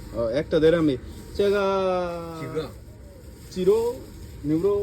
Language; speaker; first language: Chinese; non-native, learner; Bangla